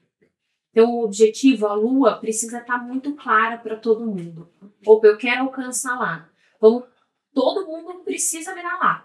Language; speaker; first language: Portuguese; native; Portuguese